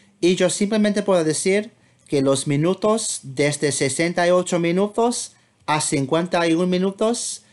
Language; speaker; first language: Spanish; non-native, fluent; English